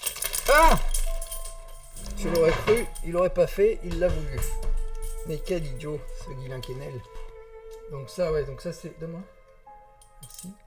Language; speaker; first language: French; native; French